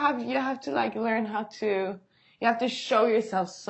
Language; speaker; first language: English; non-native, fluent; Swedish